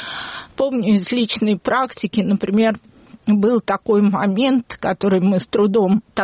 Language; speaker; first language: Russian; native; Russian